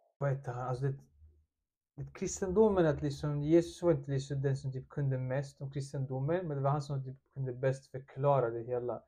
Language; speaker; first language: Swedish; early bilingual, other home language; Russian